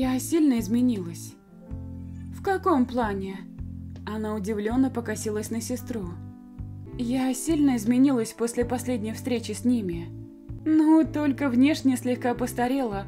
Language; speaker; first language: Russian; native; Russian